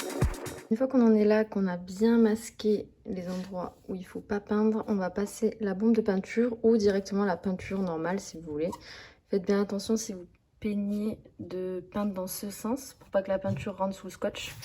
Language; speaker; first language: French; native; French